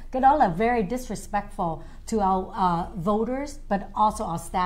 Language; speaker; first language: English; early bilingual, other home language; Vietnamese